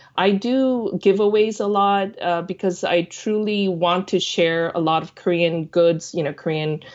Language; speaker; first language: English; non-native, fluent; Korean